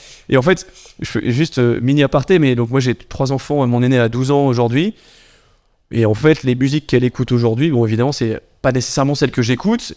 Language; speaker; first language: French; native; French